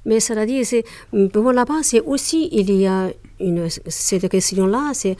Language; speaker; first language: French; non-native, learner; Chinese